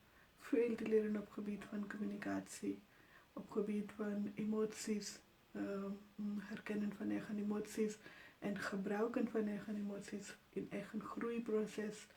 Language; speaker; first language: Dutch; non-native, fluent; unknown